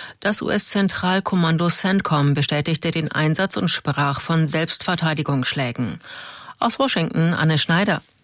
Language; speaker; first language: German; native; German